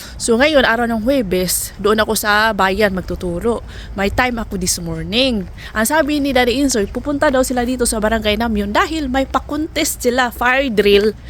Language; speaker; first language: Filipino; non-native, local second language; Cebuano